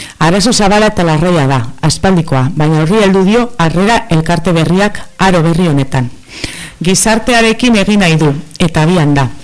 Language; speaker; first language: Basque; native; Basque